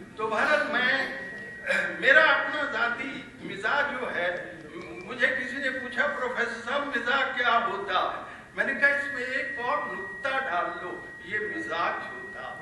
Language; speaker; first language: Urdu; non-native, local second language; Punjabi